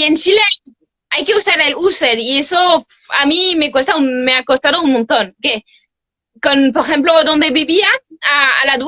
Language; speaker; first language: Spanish; non-native, fluent; French